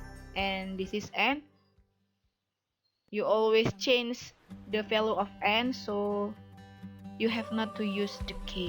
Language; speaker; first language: English; non-native, learner; Indonesian